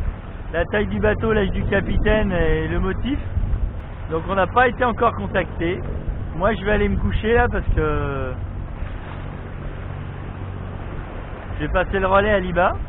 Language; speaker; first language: French; native; French